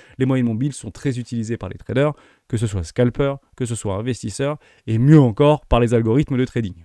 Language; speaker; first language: French; native; French